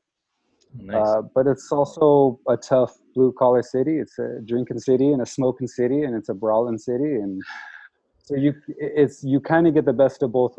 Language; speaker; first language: English; native; English